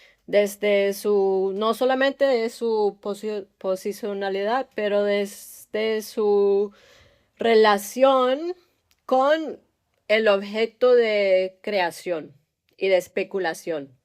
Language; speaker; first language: Spanish; early bilingual, heritage; English